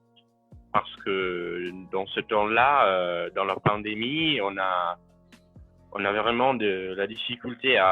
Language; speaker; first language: French; non-native, learner; Italian